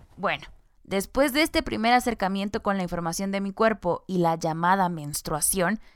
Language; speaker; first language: Spanish; non-native, local second language; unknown